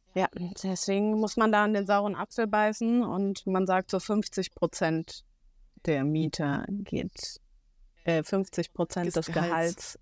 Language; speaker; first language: German; native; German